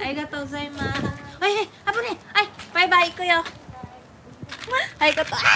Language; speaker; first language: Japanese; non-native, learner; Waray